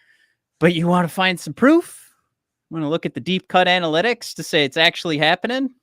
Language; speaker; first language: English; native; English